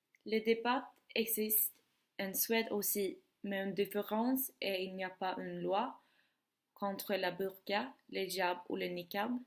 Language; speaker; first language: French; non-native, learner; Swedish